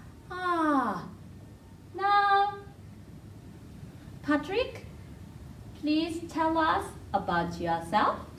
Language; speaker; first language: English; non-native, fluent; Japanese